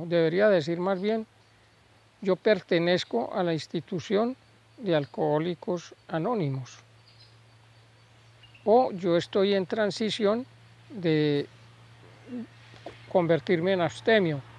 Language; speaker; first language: Spanish; native; Spanish